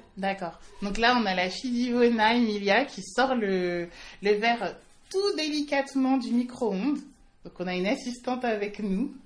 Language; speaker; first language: French; native; French